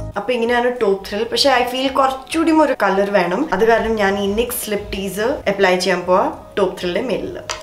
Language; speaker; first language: Malayalam; early bilingual, heritage; Malayalam